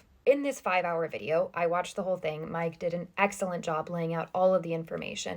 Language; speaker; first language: English; native; English